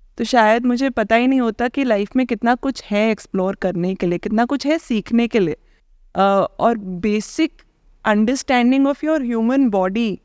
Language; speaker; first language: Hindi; native; Hindi